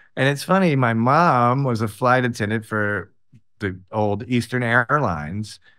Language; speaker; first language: English; native; English